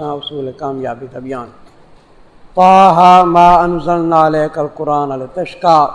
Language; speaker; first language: Urdu; non-native, local second language; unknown